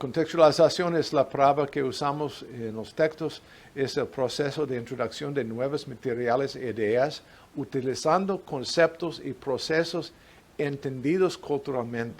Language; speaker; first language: Spanish; non-native, fluent; English